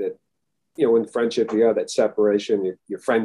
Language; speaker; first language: English; early bilingual, other home language; Filipino